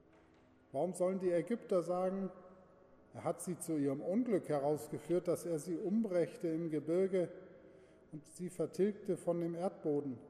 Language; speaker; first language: German; native; German